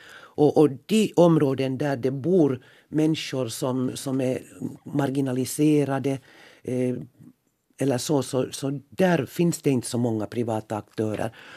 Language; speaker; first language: Swedish; native; Swedish